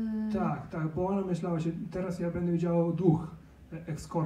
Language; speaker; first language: Polish; non-native, learner; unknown